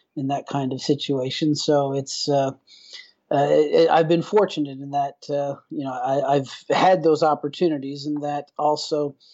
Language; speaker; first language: English; native; English